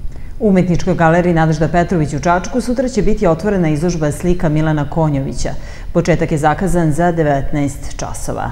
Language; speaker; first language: Serbian; native; Serbian